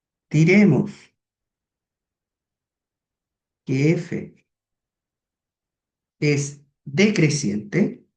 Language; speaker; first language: Spanish; native; Spanish